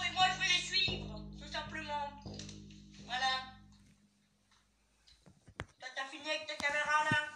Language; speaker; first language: French; native; French